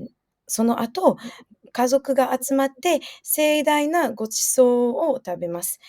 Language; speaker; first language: Japanese; non-native, fluent; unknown